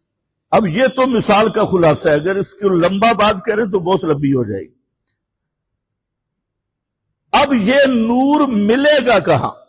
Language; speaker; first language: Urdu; non-native, local second language; Punjabi